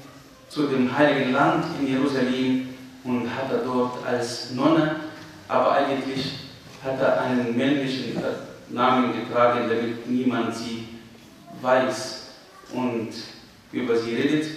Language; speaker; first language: German; non-native, fluent; Arabic